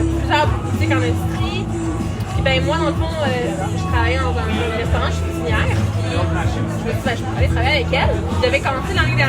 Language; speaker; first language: French; native; French